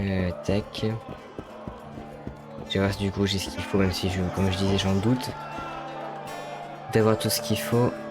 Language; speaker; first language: French; native; French